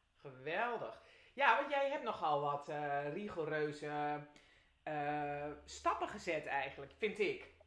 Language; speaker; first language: Dutch; native; Dutch